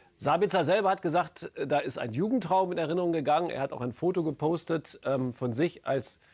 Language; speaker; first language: German; native; German